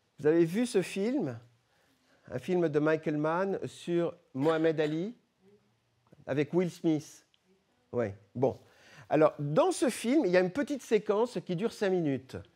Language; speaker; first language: French; early bilingual, other home language; Arabic